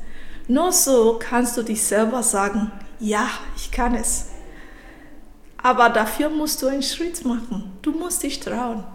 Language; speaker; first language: German; non-native, fluent; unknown